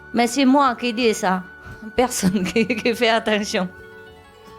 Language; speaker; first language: French; non-native, learner; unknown